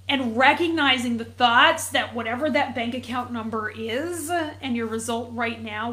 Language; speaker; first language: English; native; English